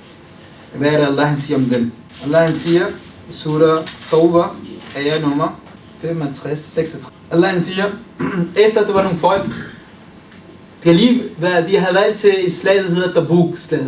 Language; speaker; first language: Danish; early bilingual, other home language; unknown